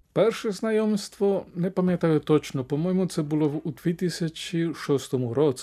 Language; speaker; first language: Ukrainian; non-native, fluent; Spanish